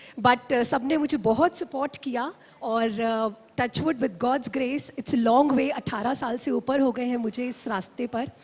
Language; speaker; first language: Hindi; native; Hindi